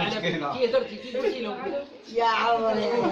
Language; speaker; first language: Arabic; native; Arabic